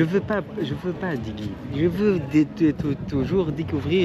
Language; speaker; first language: French; non-native, learner; Arabic